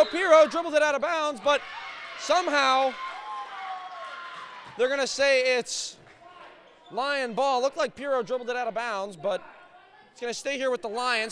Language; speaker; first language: English; native; English